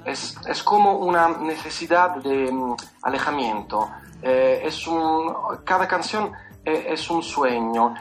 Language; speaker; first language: Spanish; non-native, fluent; Italian